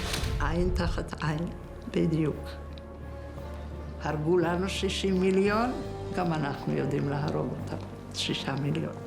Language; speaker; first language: Hebrew; non-native, fluent; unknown